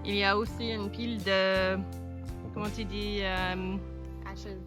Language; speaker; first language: French; non-native, fluent; English